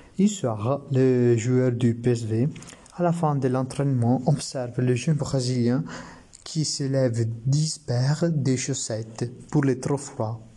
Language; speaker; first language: French; non-native, learner; Italian